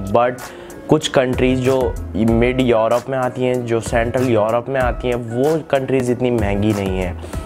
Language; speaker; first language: Hindi; native; Hindi